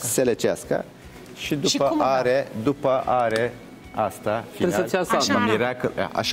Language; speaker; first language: Romanian; non-native, learner; Turkish